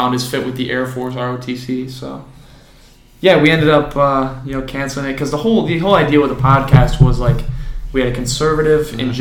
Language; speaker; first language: English; native; English